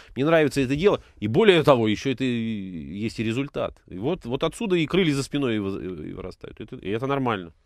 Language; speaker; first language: Russian; native; Russian